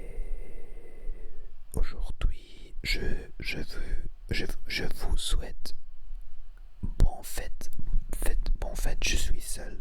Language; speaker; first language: French; non-native, learner; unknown